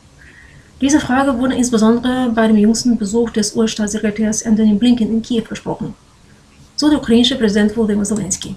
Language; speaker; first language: German; non-native, fluent; Ukrainian